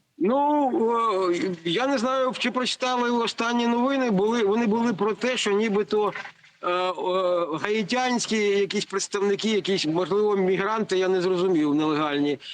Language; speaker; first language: Ukrainian; native; Ukrainian